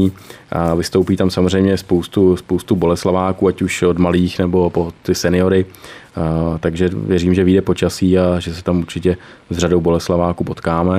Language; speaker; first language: Czech; native; Czech